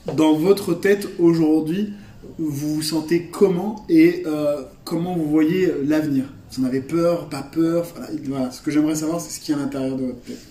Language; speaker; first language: French; native; French